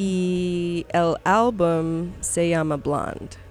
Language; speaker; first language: Spanish; non-native, learner; English